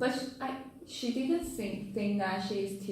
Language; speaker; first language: English; non-native, learner; Chinese